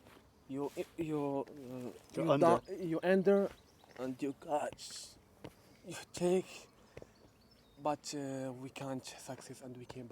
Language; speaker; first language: English; non-native, learner; Arabic